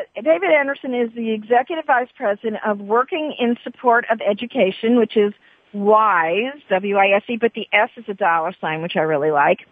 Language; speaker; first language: English; native; English